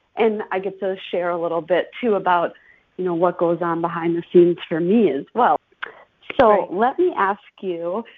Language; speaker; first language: English; native; English